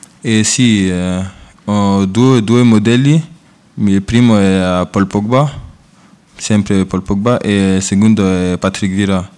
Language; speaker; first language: Italian; non-native, learner; French